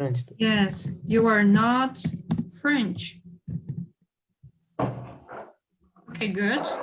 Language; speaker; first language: English; non-native, fluent; Kyrgyz